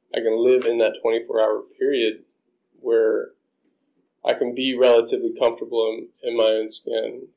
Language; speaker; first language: English; native; English